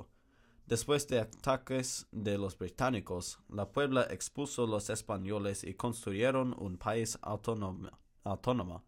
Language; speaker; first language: Spanish; non-native, learner; English